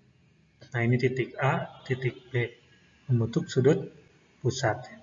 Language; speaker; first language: Indonesian; native; Indonesian